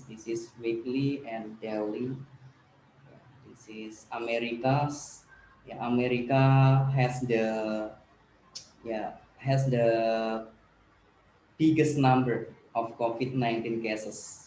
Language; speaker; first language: English; non-native, learner; Indonesian